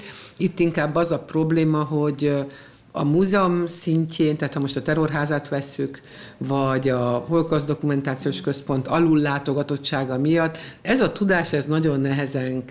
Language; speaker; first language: Hungarian; native; Hungarian